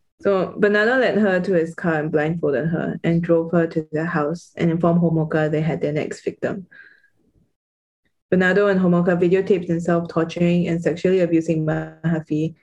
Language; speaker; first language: English; native; English